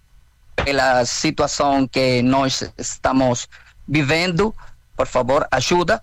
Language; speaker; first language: Portuguese; non-native, fluent; Spanish